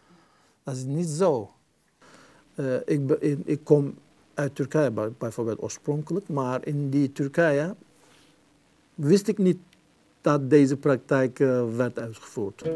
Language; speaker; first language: Dutch; non-native, fluent; Turkish